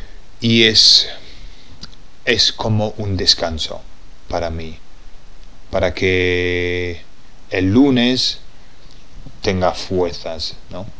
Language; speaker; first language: Spanish; non-native, fluent; English